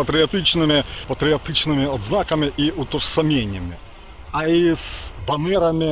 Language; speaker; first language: Polish; non-native, learner; Ukrainian